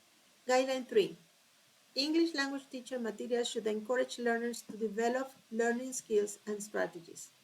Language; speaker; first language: English; non-native, fluent; Spanish